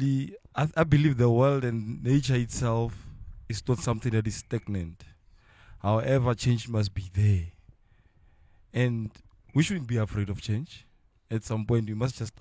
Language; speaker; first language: English; non-native, local second language; Tswana